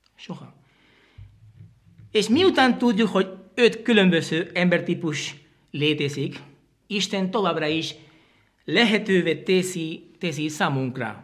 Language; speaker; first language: Hungarian; non-native, learner; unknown